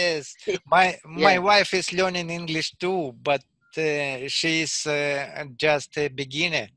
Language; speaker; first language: English; non-native, learner; Russian